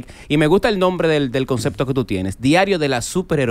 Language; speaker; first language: Spanish; native; Spanish